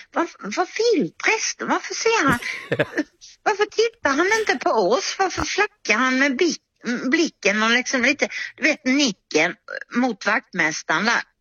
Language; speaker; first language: Swedish; native; Swedish